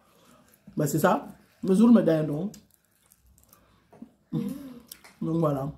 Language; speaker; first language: French; native; French